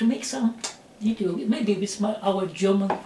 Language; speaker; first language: English; non-native, learner; Russian